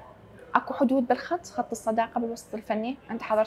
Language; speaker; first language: Arabic; native; Arabic